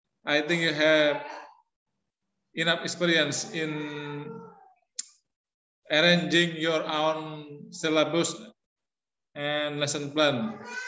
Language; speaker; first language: English; non-native, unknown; Indonesian